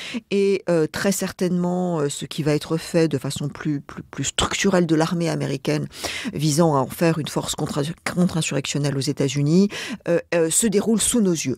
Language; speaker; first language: French; native; French